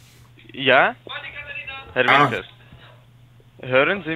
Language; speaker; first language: German; non-native, learner; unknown